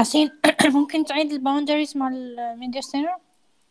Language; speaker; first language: Arabic; native; Arabic